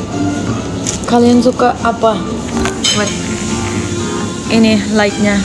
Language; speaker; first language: Indonesian; native; Indonesian